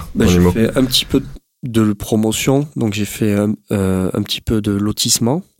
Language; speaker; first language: French; native; French